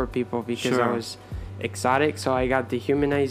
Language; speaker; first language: English; early bilingual, other home language; Spanish